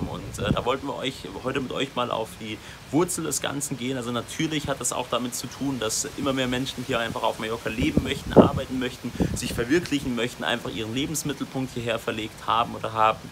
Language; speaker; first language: German; native; German